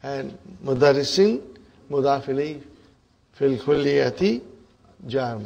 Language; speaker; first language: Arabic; non-native, fluent; Urdu